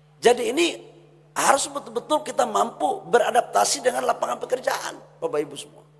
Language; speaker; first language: Indonesian; native; Indonesian